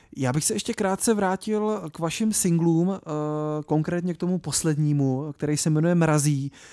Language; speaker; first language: Czech; native; Czech